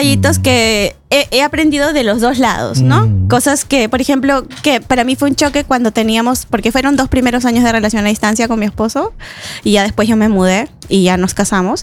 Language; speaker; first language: Spanish; native; Spanish